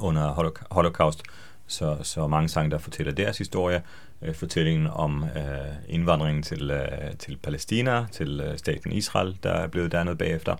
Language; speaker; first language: Danish; non-native, fluent; Hebrew